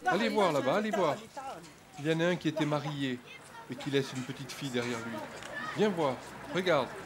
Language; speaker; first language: French; native; French